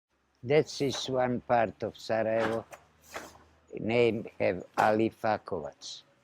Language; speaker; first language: English; non-native, learner; Ladino